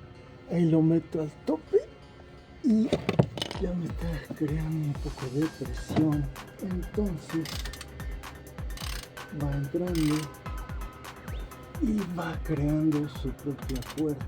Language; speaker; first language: Spanish; native; Spanish